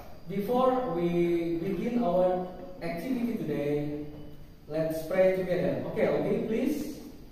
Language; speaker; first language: English; non-native, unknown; Indonesian